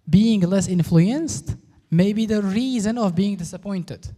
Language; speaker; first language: English; non-native, fluent; Uzbek